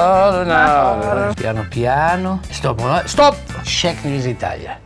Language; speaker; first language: Czech; non-native, learner; Italian